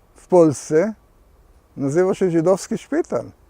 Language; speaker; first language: Polish; early bilingual, heritage; Polish